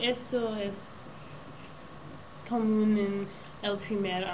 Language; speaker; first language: Spanish; non-native, learner; English